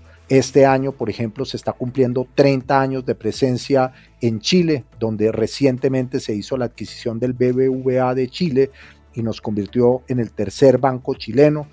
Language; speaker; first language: Spanish; native; Spanish